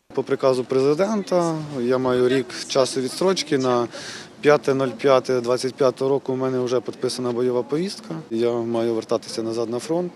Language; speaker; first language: Ukrainian; native; Ukrainian